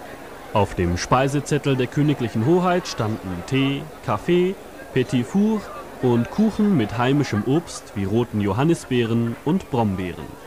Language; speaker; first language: German; native; German